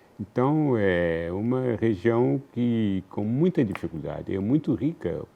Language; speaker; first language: Portuguese; non-native, fluent; Luba-Lulua